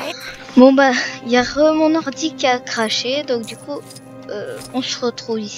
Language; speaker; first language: French; native; French